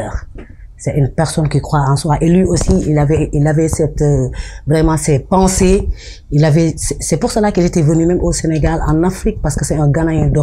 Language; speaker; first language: French; non-native, local second language; Wolof